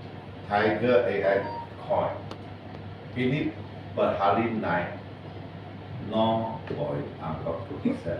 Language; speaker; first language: Indonesian; non-native, learner; Chinese